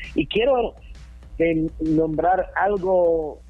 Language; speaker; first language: Spanish; non-native, learner; English